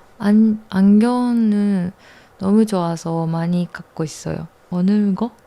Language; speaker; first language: Korean; non-native, learner; Japanese